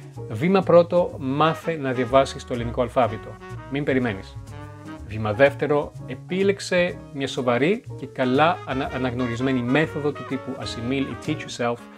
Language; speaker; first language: Greek; non-native, fluent; French